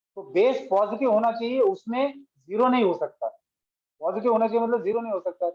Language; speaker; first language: Hindi; non-native, local second language; Marathi